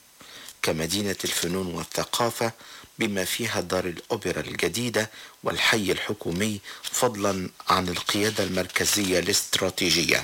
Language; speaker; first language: Arabic; native; Arabic